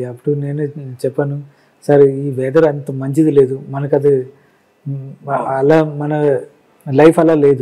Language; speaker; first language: Telugu; non-native, learner; Malayalam